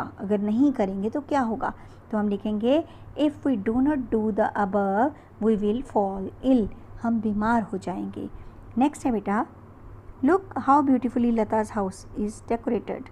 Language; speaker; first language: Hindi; native; Hindi